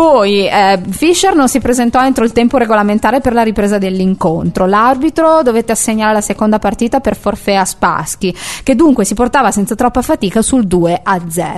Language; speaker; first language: Italian; native; Italian